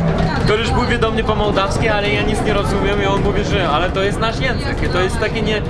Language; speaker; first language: Polish; non-native, learner; Russian